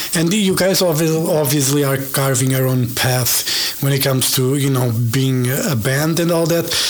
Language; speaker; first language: English; non-native, fluent; Portuguese